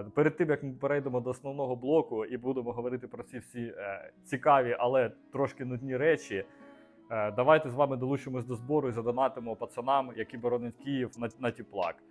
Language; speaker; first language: Ukrainian; non-native, local second language; Russian